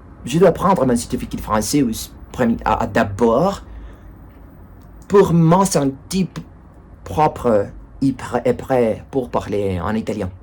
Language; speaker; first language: French; non-native, learner; Spanish